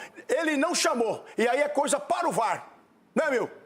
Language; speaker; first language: Portuguese; native; Portuguese